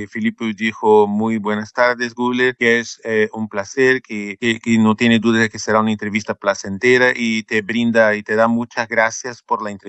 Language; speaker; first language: Spanish; non-native, fluent; Portuguese